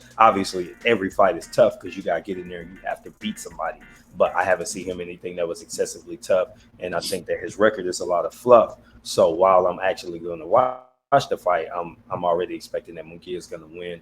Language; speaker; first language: English; native; English